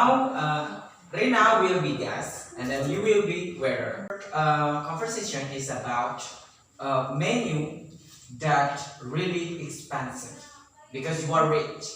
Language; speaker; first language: English; non-native, learner; Indonesian